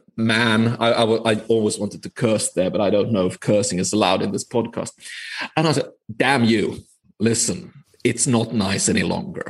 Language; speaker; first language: English; non-native, fluent; Finnish